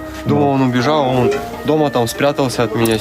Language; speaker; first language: Russian; native; Russian